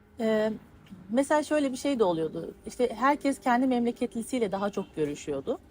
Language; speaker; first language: Turkish; native; Turkish